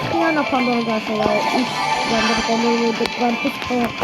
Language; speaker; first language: Turkish; non-native, learner; Azerbaijani